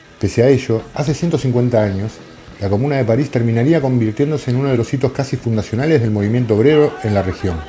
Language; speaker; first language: Spanish; native; Spanish